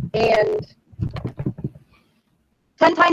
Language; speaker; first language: English; native; English